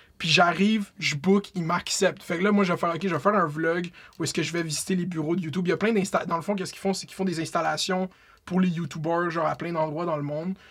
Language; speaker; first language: French; native; French